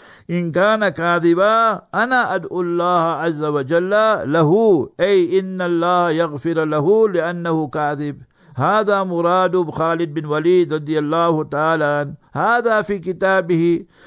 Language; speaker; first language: Arabic; non-native, fluent; English